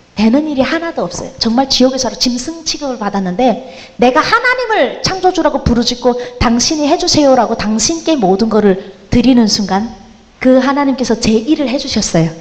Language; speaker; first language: Korean; native; Korean